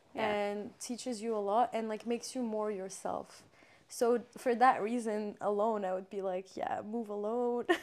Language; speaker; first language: English; non-native, fluent; French